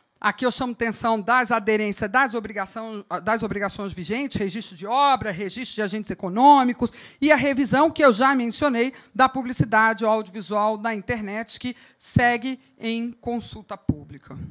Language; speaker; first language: Portuguese; native; Portuguese